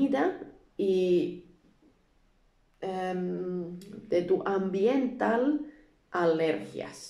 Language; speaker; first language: Spanish; non-native, learner; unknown